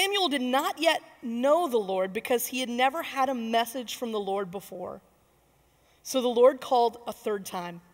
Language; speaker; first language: English; native; English